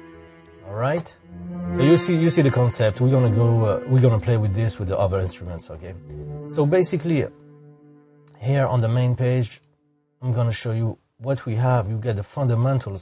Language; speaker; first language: English; non-native, fluent; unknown